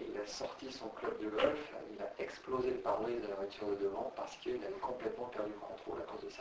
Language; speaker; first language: French; native; French